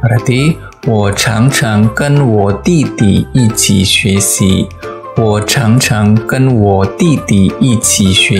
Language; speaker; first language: Chinese; non-native, fluent; Indonesian